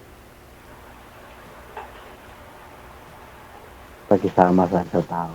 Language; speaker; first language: Filipino; non-native, local second language; Cebuano